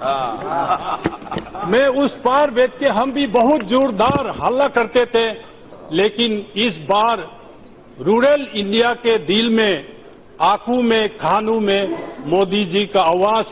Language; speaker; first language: Hindi; non-native, local second language; Adi